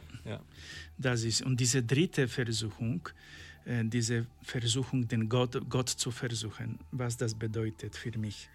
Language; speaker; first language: German; non-native, learner; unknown